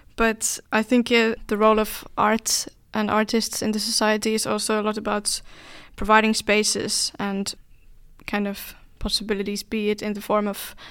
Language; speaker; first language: English; non-native, fluent; Finnish